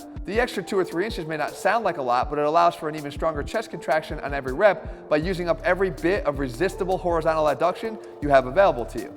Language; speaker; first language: English; native; English